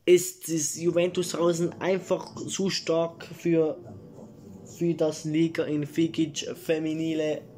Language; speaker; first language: German; early bilingual, other home language; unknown